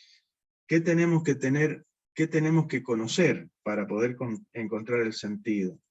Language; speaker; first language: Spanish; native; Spanish